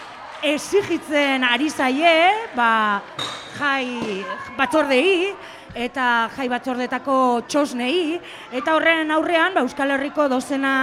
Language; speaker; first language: Basque; native; Basque